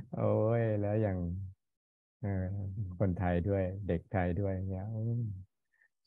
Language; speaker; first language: Thai; native; Thai